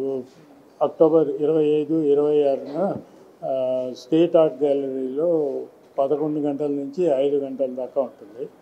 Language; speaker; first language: Telugu; native; Telugu